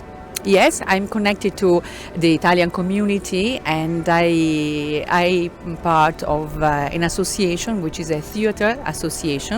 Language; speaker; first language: English; non-native, fluent; Italian